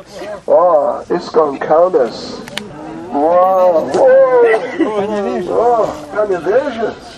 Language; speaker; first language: Russian; non-native, learner; English